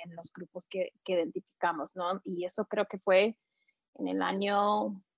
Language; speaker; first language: Spanish; early bilingual, heritage; Spanish